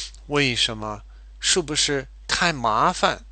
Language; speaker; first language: Chinese; non-native, fluent; English